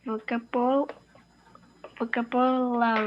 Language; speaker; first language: English; non-native, learner; Vietnamese